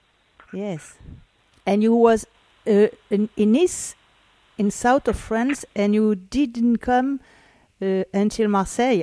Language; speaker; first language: English; non-native, learner; French